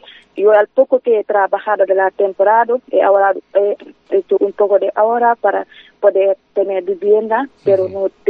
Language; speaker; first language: Spanish; non-native, fluent; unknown